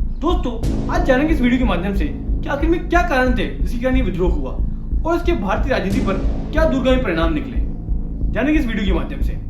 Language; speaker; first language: Hindi; non-native, local second language; Bangla